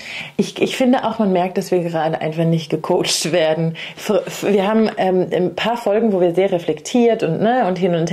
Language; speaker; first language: German; native; German